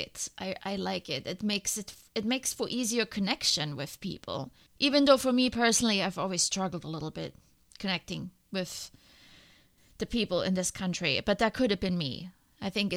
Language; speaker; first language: English; non-native, fluent; German